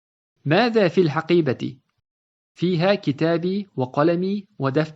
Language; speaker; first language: Arabic; non-native, fluent; English